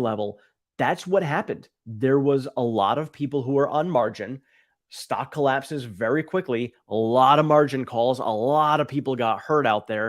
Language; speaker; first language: English; native; English